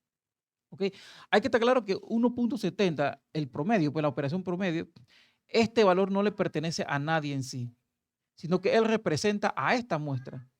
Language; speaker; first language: Spanish; native; Spanish